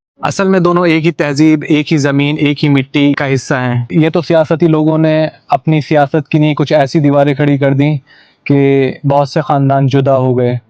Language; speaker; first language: Hindi; native; Hindi